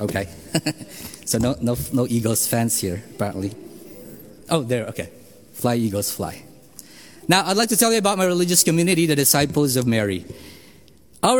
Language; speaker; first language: English; non-native, local second language; Filipino